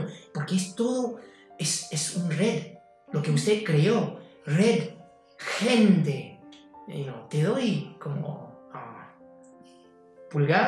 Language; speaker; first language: Spanish; non-native, fluent; Chinese